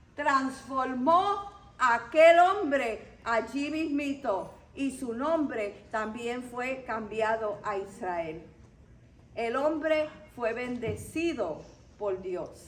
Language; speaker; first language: Spanish; native; Spanish